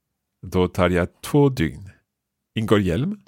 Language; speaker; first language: Swedish; non-native, learner; English